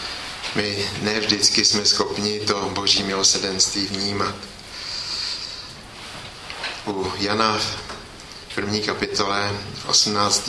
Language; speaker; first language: Czech; native; Czech